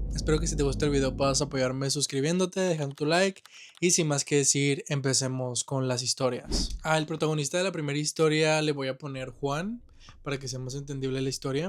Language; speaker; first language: Spanish; native; Spanish